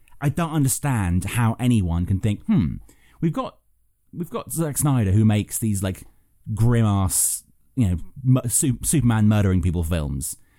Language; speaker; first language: English; native; English